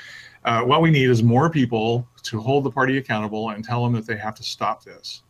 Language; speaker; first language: English; native; English